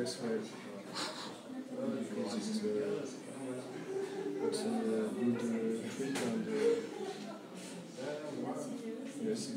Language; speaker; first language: English; non-native, learner; French